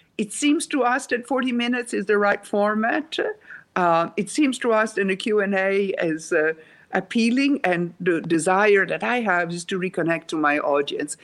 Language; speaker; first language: English; non-native, fluent; Italian